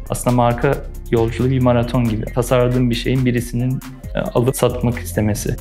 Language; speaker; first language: Turkish; early bilingual, heritage; Turkish